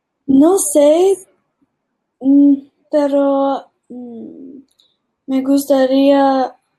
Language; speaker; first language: Spanish; early bilingual, heritage; English